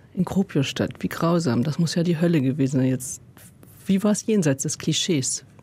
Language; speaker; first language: German; native; German